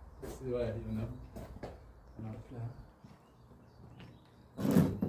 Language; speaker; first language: French; native; French